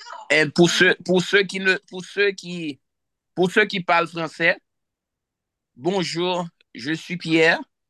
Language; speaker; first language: French; native; French